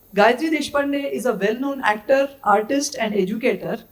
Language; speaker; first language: English; non-native, local second language; Marathi